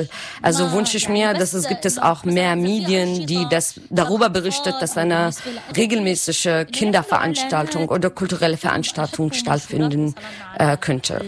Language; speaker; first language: German; non-native, learner; Arabic